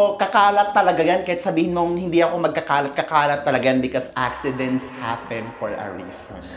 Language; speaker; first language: Filipino; native; Filipino